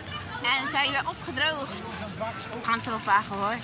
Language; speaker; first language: Dutch; native; Dutch